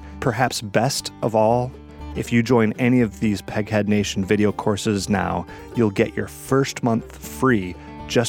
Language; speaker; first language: English; native; English